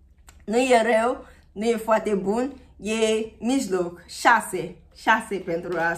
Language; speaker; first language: Romanian; non-native, learner; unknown